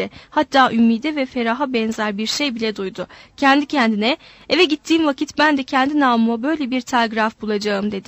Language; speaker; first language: Turkish; native; Turkish